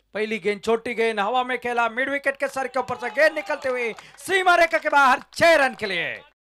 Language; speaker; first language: Hindi; non-native, local second language; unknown